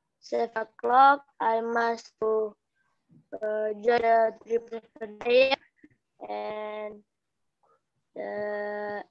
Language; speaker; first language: English; non-native, learner; Indonesian